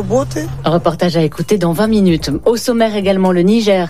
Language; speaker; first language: French; native; French